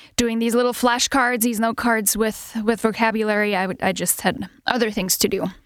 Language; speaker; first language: English; non-native, fluent; German